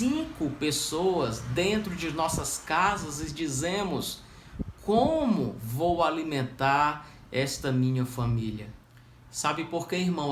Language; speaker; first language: Portuguese; native; Portuguese